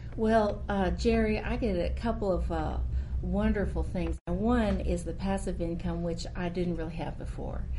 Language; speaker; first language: English; native; English